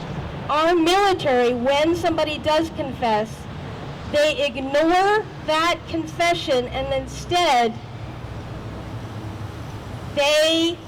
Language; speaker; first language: English; native; English